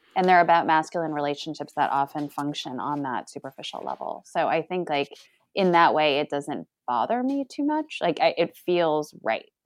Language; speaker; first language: English; native; English